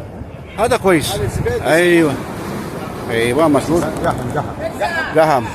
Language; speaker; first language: Arabic; non-native, learner; Filipino